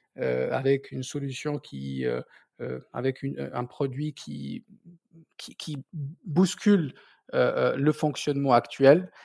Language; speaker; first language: French; non-native, local second language; Berber languages